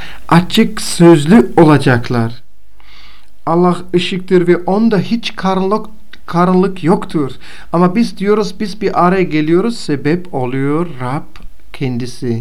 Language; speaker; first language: Turkish; non-native, fluent; Bulgarian